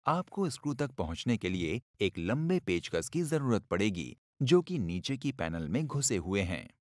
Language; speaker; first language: Hindi; native; Hindi